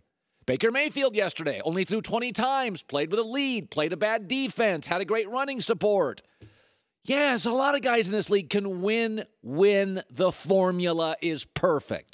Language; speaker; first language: English; native; English